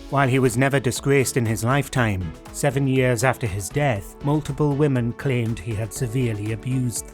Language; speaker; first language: English; native; English